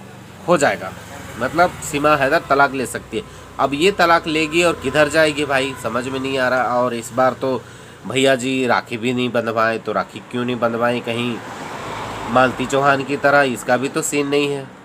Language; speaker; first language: Hindi; native; Hindi